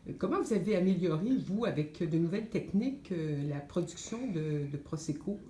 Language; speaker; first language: French; native; French